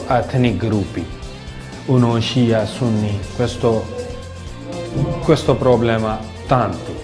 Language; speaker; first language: Italian; non-native, learner; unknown